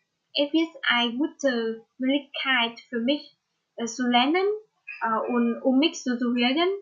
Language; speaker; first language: German; non-native, learner; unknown